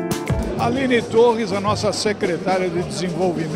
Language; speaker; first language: Portuguese; native; Portuguese